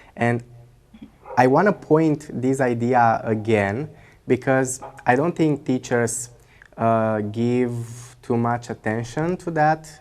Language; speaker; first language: English; non-native, fluent; Romanian